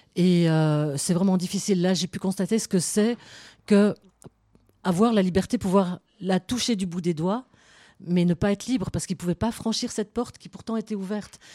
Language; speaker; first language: French; native; French